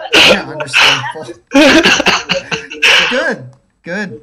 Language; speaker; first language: English; native; English